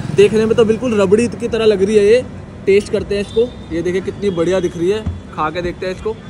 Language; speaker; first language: Hindi; native; Hindi